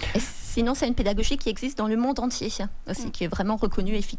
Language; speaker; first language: French; native; French